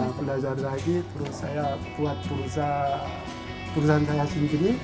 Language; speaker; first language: Indonesian; non-native, fluent; Korean